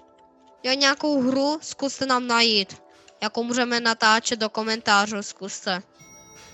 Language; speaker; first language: Czech; early bilingual, other home language; Russian